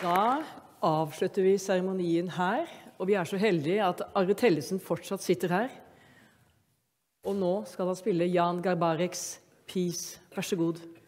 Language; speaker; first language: Norwegian; native; Norwegian